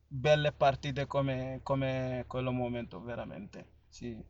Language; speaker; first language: Italian; non-native, learner; Fula